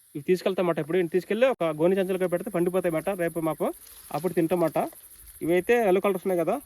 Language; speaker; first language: Telugu; native; Telugu